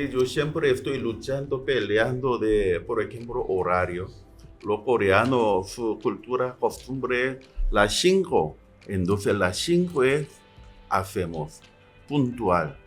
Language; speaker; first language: Spanish; non-native, learner; Korean